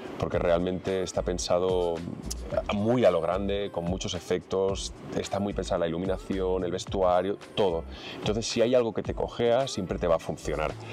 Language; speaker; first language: Spanish; native; Spanish